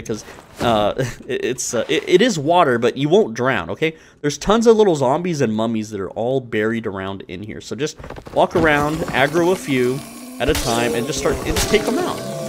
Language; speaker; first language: English; native; English